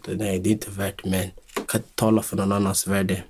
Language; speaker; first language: Swedish; non-native, local second language; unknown